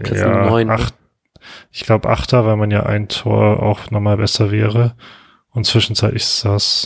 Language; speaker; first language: German; native; German